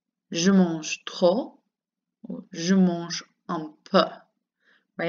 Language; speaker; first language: French; non-native, fluent; English